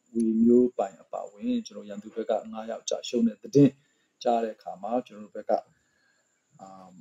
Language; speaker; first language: Burmese; non-native, local second language; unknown